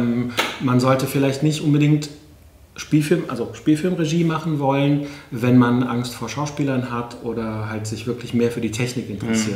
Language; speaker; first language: German; native; German